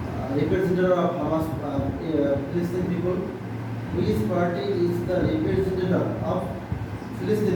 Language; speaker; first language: English; non-native, learner; Bangla